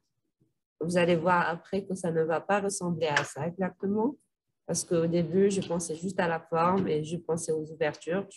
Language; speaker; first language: French; non-native, local second language; Arabic